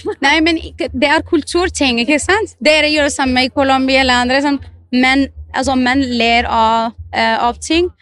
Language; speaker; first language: Norwegian; non-native, fluent; Arabic